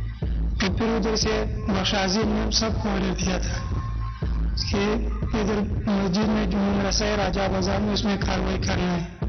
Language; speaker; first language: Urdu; non-native, local second language; Pashto